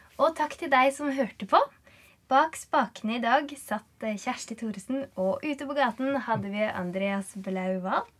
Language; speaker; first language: Norwegian; native; Norwegian